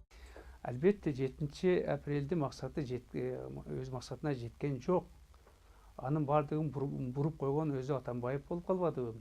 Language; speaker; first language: Kyrgyz; native; Kyrgyz